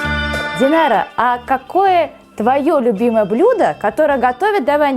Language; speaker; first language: Russian; native; Russian